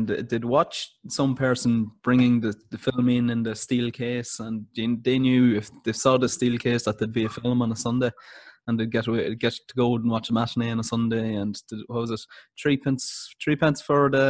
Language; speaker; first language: English; native; English